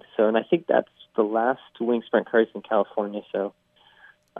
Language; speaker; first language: English; native; English